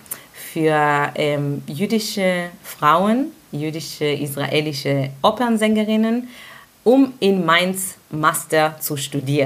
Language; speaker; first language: German; non-native, fluent; Hebrew